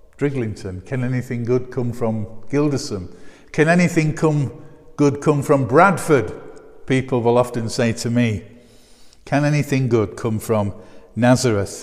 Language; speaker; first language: English; native; English